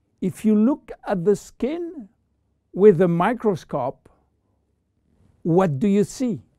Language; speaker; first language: English; non-native, fluent; French